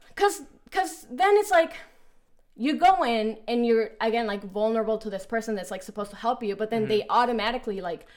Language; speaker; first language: English; early bilingual, other home language; Spanish